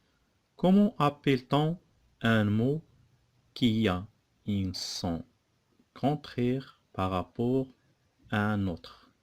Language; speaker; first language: French; non-native, local second language; Arabic